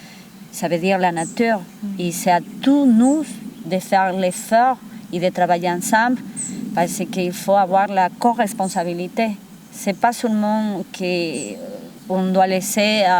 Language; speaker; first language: French; non-native, fluent; Spanish